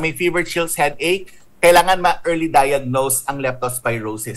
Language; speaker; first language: Filipino; native; Filipino